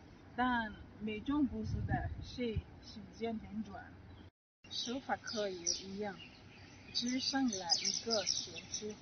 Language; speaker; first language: Chinese; non-native, learner; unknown